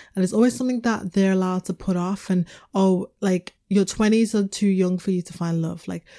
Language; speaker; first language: English; native; English